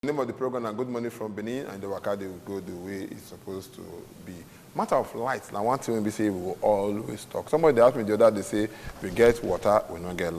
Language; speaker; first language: English; non-native, local second language; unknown